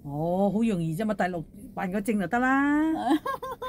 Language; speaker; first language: Cantonese; native; Cantonese